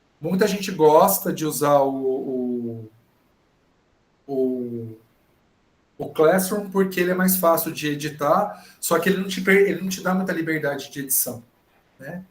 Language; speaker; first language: Portuguese; native; Portuguese